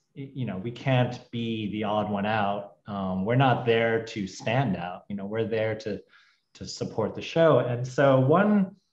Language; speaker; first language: English; native; English